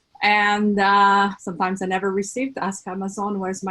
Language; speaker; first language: English; non-native, fluent; Portuguese